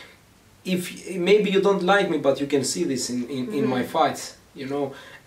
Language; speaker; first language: English; non-native, learner; Greek